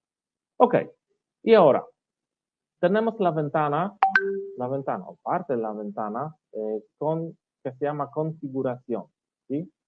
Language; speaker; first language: Spanish; non-native, learner; Polish